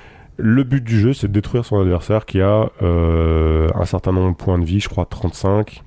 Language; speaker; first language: French; native; French